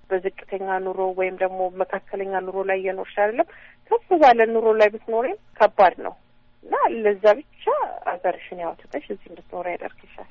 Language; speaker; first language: Amharic; native; Amharic